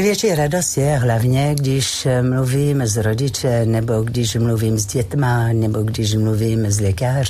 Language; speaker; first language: Czech; non-native, fluent; French